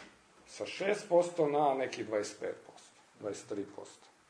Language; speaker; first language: Croatian; native; Croatian